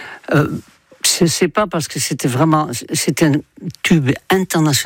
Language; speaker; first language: French; native; French